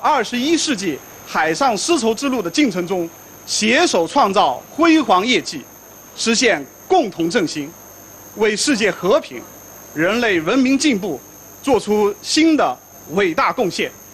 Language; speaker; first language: Chinese; native; Chinese